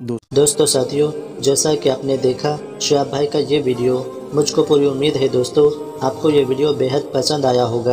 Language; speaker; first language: Hindi; native; Hindi